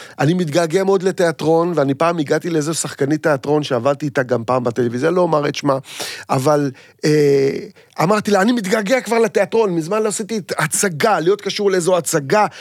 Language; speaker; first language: Hebrew; native; Hebrew